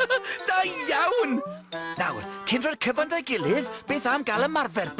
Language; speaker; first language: Welsh; native; Welsh